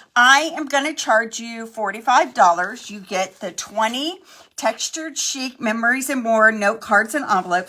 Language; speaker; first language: English; native; English